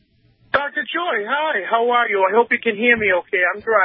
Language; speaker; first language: English; native; English